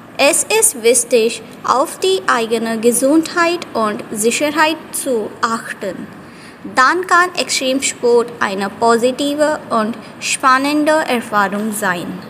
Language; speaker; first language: German; non-native, fluent; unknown